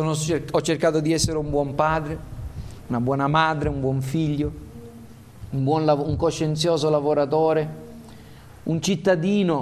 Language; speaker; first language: Italian; native; Italian